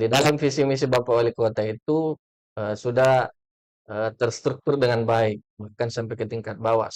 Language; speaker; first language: Indonesian; native; Indonesian